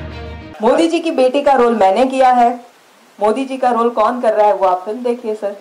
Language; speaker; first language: Hindi; native; Hindi